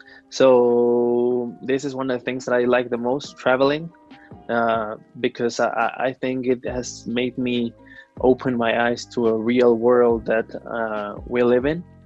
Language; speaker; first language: English; non-native, fluent; Spanish